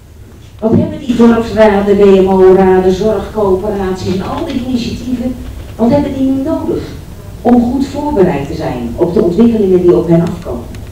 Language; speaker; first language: Dutch; native; Dutch